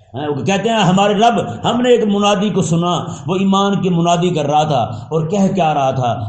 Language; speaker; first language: Urdu; non-native, local second language; Punjabi